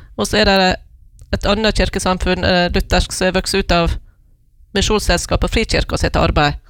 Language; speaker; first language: Norwegian; native; Norwegian